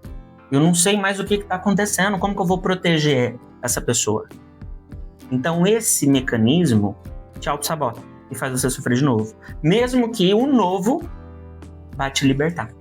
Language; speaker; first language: Portuguese; native; Portuguese